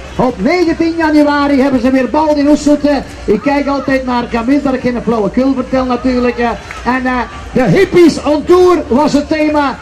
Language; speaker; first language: Dutch; native; Dutch